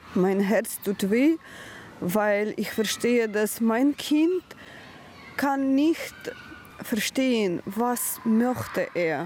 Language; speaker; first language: German; non-native, learner; Ukrainian